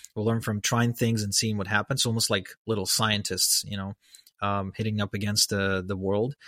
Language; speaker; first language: English; early bilingual, other home language; Hebrew